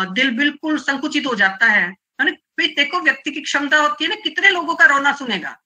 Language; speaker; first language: Hindi; non-native, local second language; Gujarati